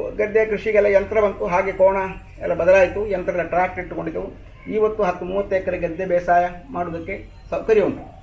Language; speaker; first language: Kannada; non-native, local second language; Malayalam